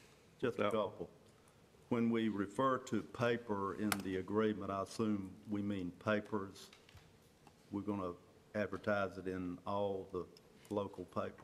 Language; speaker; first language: English; native; English